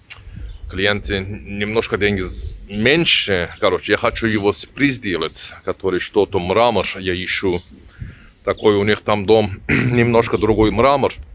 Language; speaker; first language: Russian; non-native, learner; Turkish